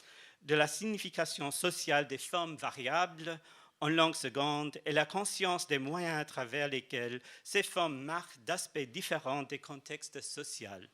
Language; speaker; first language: French; non-native, fluent; English